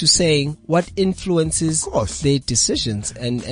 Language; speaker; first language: English; non-native, local second language; Zulu